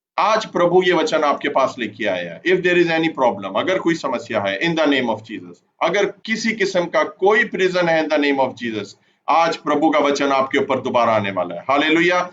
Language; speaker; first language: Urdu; non-native, local second language; Punjabi